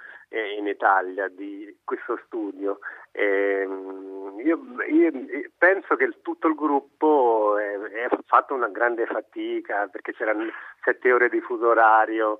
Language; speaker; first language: Italian; non-native, fluent; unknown